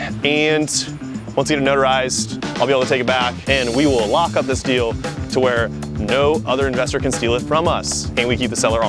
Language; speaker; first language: English; native; English